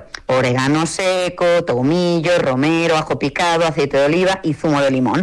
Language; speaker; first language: Spanish; native; Spanish